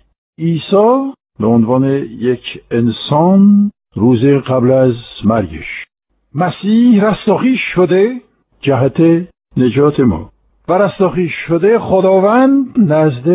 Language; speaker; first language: Persian; non-native, fluent; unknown